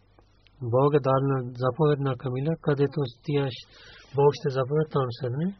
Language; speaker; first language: Bulgarian; non-native, learner; Urdu